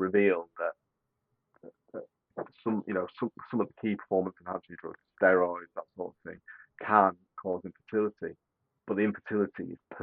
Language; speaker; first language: English; native; English